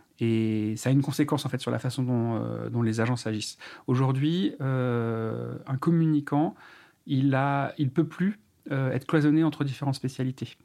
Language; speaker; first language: French; native; French